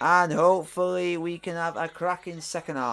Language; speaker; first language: English; native; English